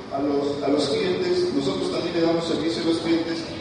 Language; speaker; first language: Spanish; native; Spanish